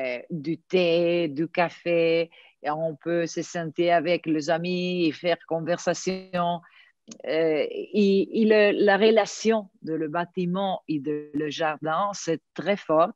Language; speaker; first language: French; non-native, fluent; Italian